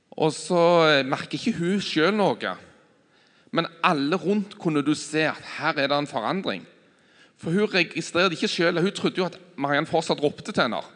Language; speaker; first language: Norwegian; native; Norwegian